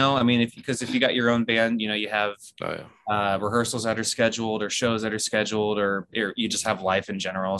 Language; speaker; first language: English; native; English